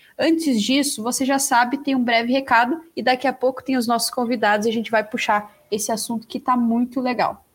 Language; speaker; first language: Portuguese; native; Portuguese